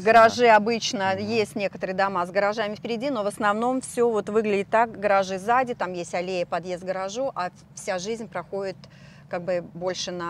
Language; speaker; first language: Russian; native; Russian